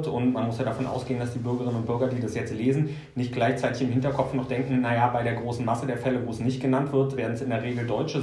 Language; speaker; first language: German; native; German